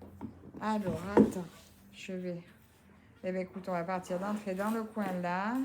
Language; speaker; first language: French; native; French